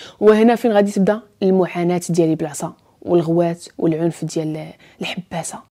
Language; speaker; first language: Arabic; native; Arabic